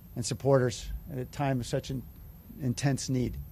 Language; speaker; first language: English; native; English